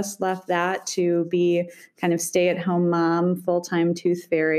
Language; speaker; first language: English; native; English